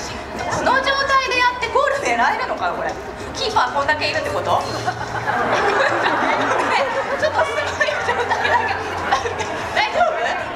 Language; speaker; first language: Japanese; native; Japanese